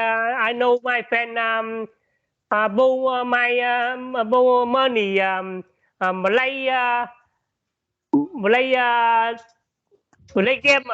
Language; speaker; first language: English; non-native, learner; Vietnamese